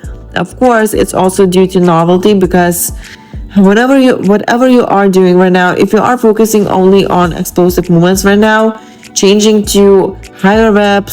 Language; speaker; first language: English; non-native, fluent; Lithuanian